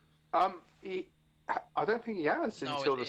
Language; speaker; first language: English; native; English